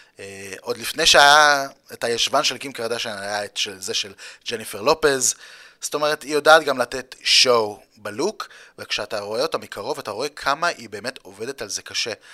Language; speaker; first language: Hebrew; native; Hebrew